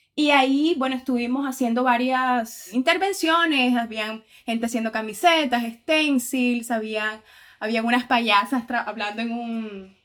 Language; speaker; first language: Spanish; native; Spanish